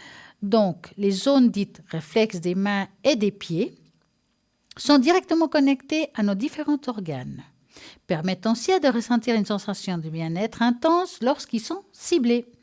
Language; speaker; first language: French; native; French